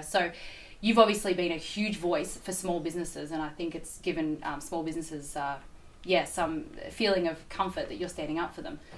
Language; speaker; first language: English; native; English